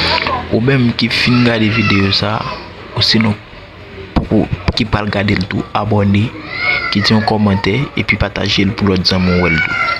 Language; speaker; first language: French; non-native, learner; Haitian Creole